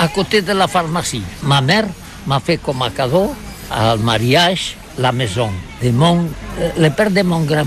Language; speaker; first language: French; non-native, learner; Catalan